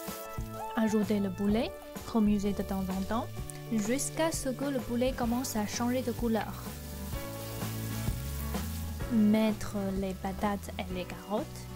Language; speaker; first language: French; non-native, fluent; Chinese